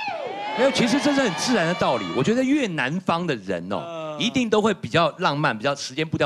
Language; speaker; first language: Chinese; native; Chinese